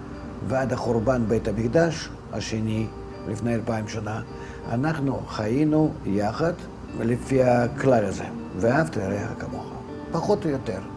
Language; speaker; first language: Hebrew; non-native, fluent; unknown